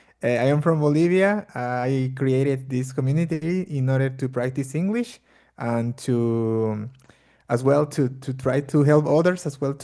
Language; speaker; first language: English; non-native, fluent; Portuguese